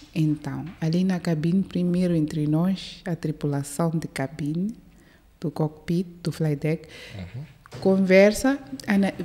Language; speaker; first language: Portuguese; early bilingual, heritage; Portuguese